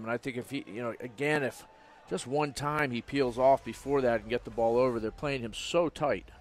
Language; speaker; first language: English; native; English